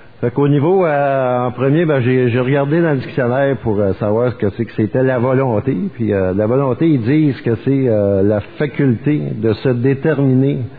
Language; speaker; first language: French; native; French